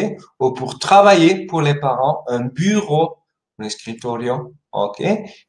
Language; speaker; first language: French; non-native, fluent; Spanish